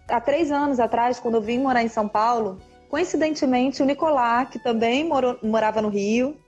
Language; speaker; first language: Portuguese; native; Portuguese